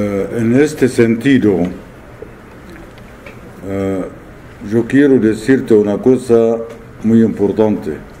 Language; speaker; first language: Spanish; non-native, fluent; Arabic